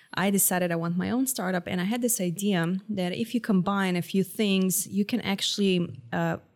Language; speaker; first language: English; non-native, fluent; Hebrew